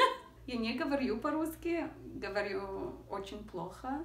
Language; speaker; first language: Russian; non-native, learner; French